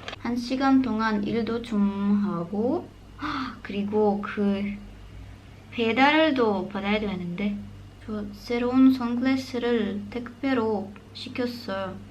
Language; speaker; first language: Korean; non-native, fluent; Russian